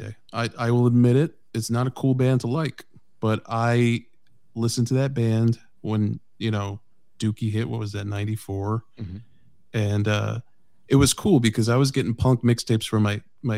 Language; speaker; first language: English; native; English